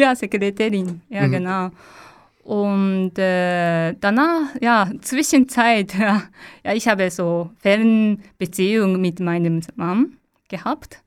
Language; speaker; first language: German; non-native, learner; Japanese